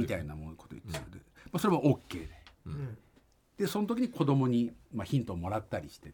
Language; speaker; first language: Japanese; native; Japanese